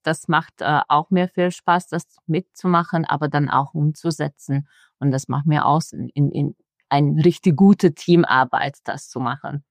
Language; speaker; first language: German; non-native, fluent; Hungarian